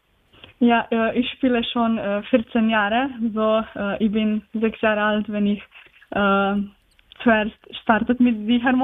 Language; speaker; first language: German; non-native, learner; Slovenian